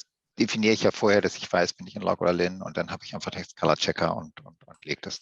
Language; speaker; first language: German; native; German